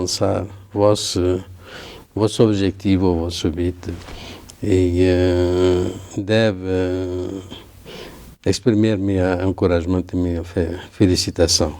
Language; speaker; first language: Portuguese; non-native, learner; Arabic